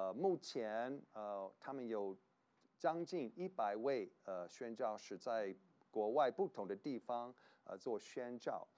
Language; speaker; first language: Chinese; non-native, fluent; English